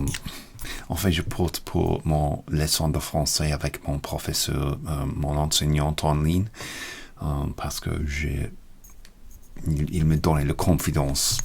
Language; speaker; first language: French; non-native, learner; English